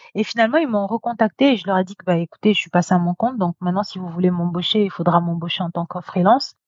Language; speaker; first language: French; native; French